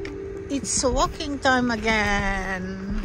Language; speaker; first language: English; non-native, local second language; Filipino